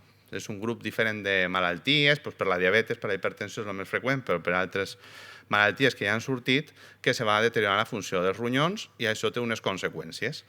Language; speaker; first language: Catalan; native; Catalan